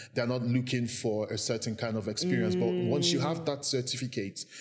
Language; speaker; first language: English; non-native, local second language; Igbo